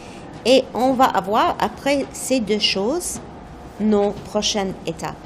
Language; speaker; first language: French; non-native, fluent; English